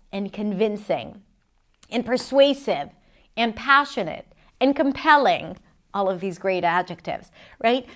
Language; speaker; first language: English; non-native, fluent; Hebrew